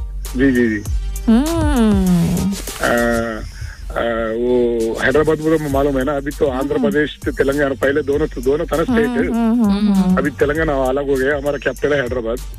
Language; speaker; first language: Hindi; non-native, local second language; Telugu